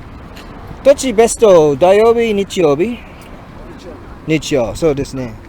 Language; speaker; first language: Japanese; non-native, learner; English